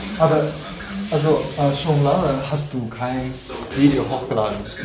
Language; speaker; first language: German; non-native, fluent; Chinese